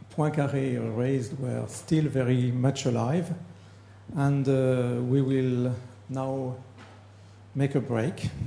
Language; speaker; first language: English; non-native, fluent; French